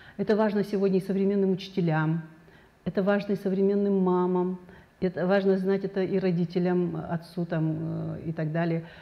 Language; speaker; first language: Russian; non-native, local second language; Kazakh